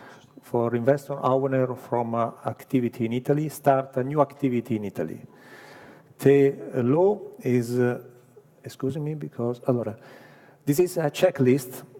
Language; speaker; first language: English; non-native, learner; Italian